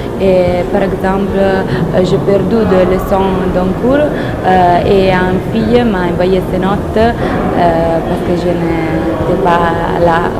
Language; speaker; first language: French; non-native, fluent; Italian